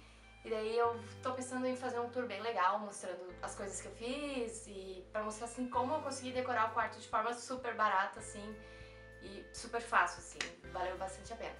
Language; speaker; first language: Portuguese; native; Portuguese